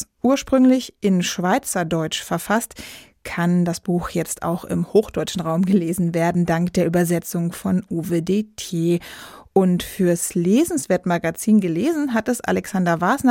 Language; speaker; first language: German; native; German